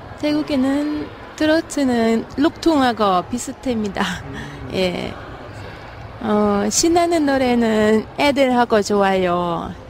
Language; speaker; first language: Korean; non-native, learner; Thai